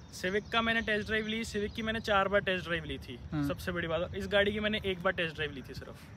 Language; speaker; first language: Hindi; native; Hindi